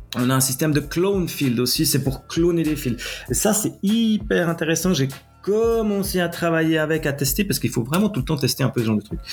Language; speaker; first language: French; native; French